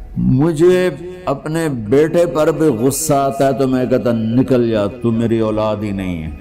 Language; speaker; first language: Urdu; non-native, local second language; Punjabi